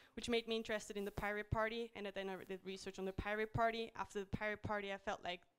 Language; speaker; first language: English; non-native, fluent; German